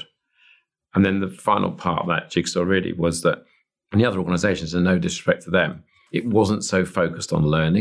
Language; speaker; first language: English; native; English